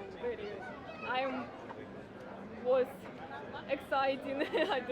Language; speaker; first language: English; non-native, learner; Ukrainian